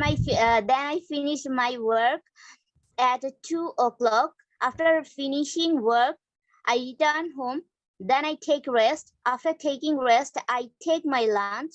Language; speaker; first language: English; non-native, learner; Bangla